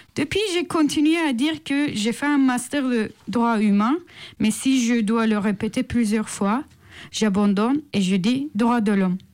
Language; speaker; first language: French; non-native, fluent; Turkish